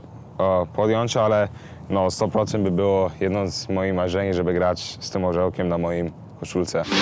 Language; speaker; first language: Polish; early bilingual, heritage; English